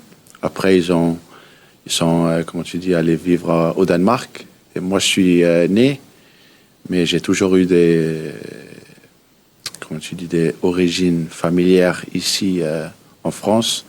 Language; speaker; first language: French; early bilingual, heritage; French